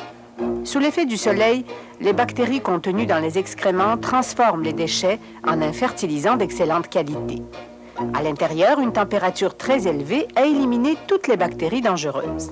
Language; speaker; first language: French; native; French